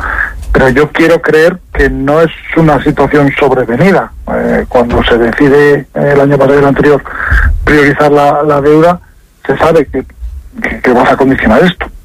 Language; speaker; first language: Spanish; native; Spanish